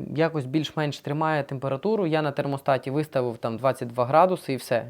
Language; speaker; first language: Ukrainian; non-native, local second language; Russian